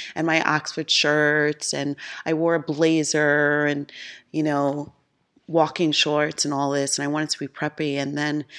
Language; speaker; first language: English; native; English